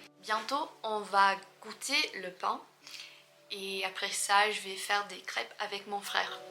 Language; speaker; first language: French; non-native, fluent; English